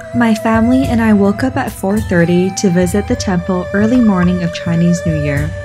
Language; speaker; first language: English; native; English